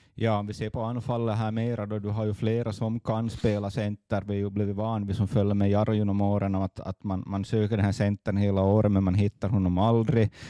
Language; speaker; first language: Swedish; native; Swedish